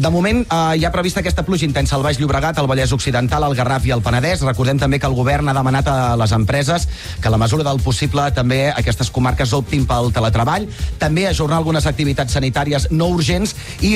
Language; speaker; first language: Catalan; native; Catalan